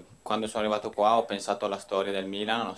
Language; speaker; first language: Italian; native; Italian